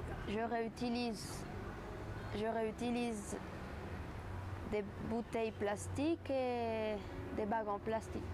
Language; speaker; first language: French; non-native, fluent; Spanish